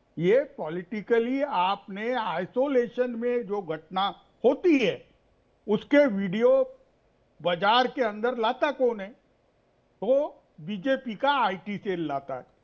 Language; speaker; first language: Hindi; non-native, local second language; Marathi